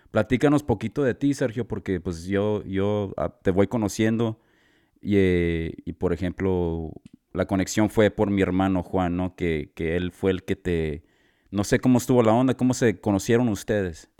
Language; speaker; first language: Spanish; early bilingual, heritage; Spanish